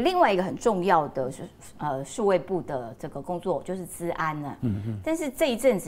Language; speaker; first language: Chinese; native; Chinese